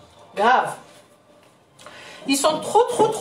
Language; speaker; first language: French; non-native, local second language; Arabic